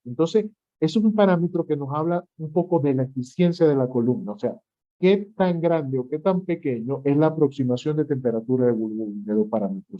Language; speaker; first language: Spanish; native; Spanish